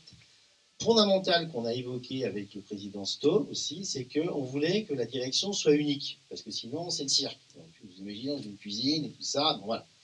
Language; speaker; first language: French; native; French